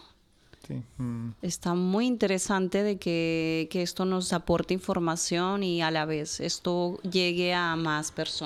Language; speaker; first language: Spanish; native; Spanish